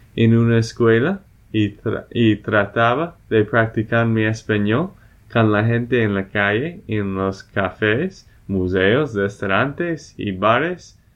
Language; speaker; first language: Spanish; non-native, fluent; English